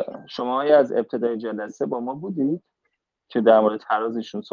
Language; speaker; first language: Persian; native; Persian